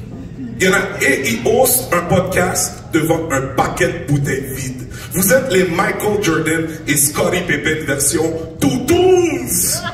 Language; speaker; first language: French; native; French